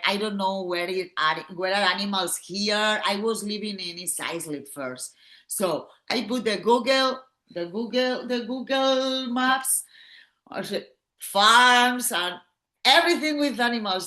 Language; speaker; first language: English; non-native, learner; Catalan